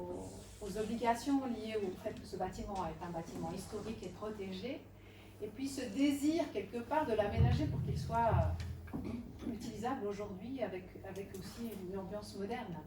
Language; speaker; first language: French; native; French